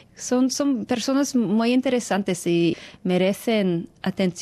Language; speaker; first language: Spanish; non-native, fluent; English